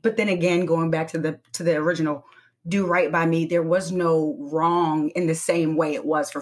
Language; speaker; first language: English; native; English